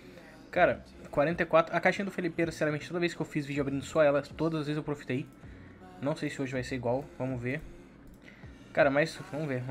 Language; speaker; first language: Portuguese; native; Portuguese